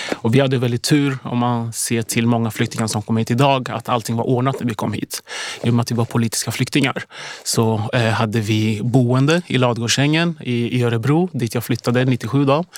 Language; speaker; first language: Swedish; early bilingual, other home language; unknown